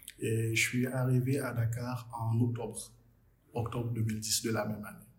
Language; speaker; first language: French; non-native, local second language; Haitian Creole